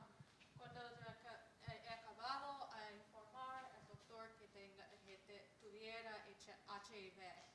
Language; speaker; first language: Spanish; non-native, learner; English